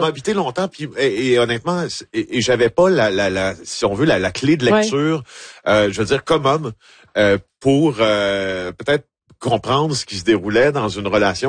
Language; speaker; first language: French; native; French